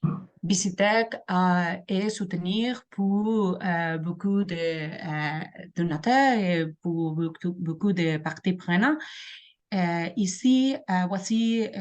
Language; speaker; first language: French; non-native, learner; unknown